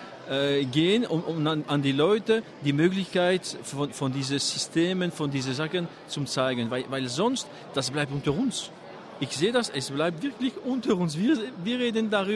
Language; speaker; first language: German; non-native, fluent; French